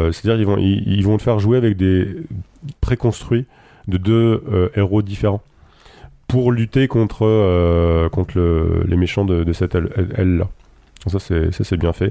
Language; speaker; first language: French; native; French